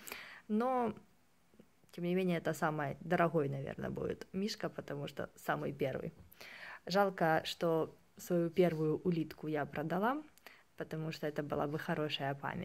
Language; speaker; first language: Russian; native; Russian